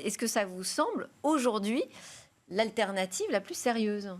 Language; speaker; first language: French; native; French